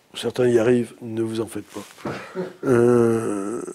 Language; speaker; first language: French; native; French